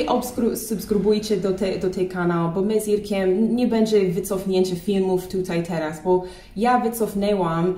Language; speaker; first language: Polish; non-native, learner; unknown